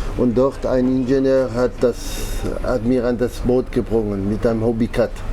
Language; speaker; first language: German; non-native, local second language; French